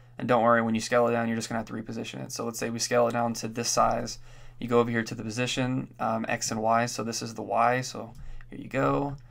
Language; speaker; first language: English; native; English